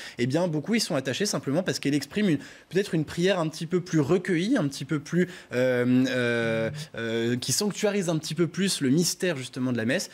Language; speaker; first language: French; native; French